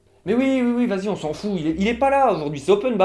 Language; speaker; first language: French; native; French